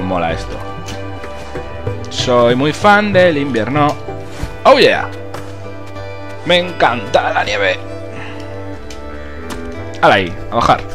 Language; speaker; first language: Spanish; native; Spanish